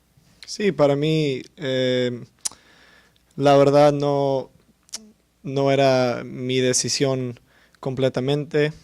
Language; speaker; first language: Spanish; early bilingual, heritage; English